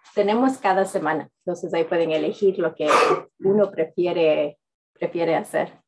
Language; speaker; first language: Spanish; early bilingual, heritage; English